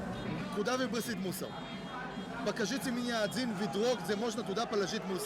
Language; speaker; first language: Russian; non-native, learner; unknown